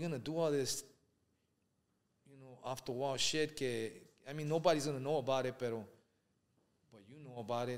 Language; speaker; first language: English; early bilingual, other home language; Spanish